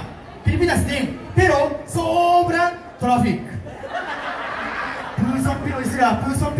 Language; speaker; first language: Filipino; non-native, fluent; Japanese